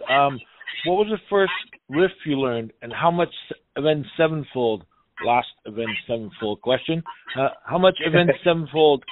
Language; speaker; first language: English; native; English